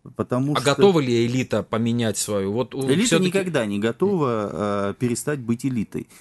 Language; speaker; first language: Russian; native; Russian